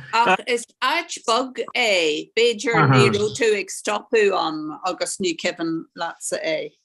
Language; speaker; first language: Irish; non-native, local second language; English